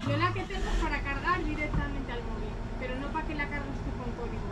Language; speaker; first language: Spanish; native; Spanish